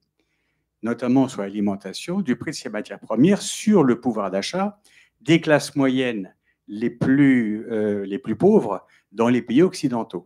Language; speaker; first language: French; native; French